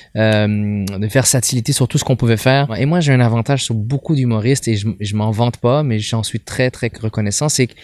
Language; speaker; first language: French; native; French